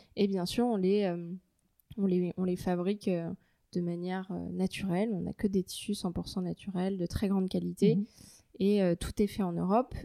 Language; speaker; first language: French; native; French